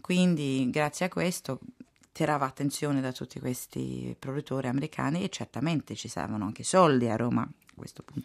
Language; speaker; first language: Italian; non-native, fluent; Swedish